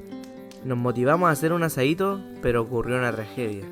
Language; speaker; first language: Spanish; native; Spanish